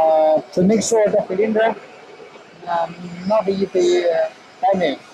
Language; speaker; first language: English; non-native, learner; Chinese